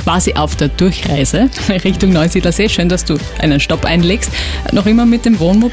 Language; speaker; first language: German; native; German